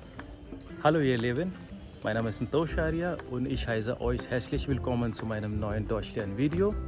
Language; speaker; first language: German; non-native, fluent; Hindi